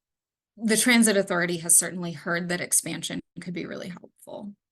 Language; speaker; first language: English; native; English